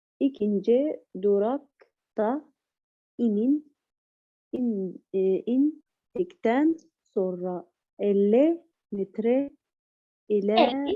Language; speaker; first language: Turkish; non-native, learner; Arabic